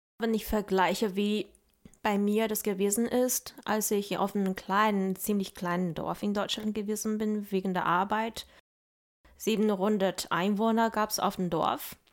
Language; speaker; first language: German; non-native, fluent; Chinese